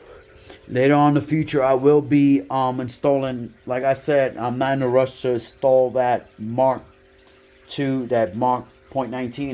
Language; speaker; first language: English; native; English